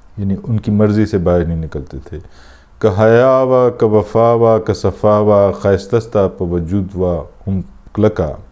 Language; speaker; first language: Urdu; non-native, local second language; Pashto